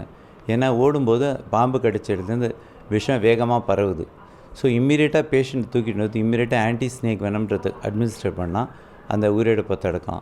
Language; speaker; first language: Tamil; native; Tamil